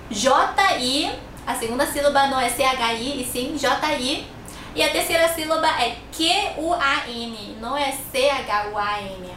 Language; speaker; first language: Portuguese; non-native, fluent; Chinese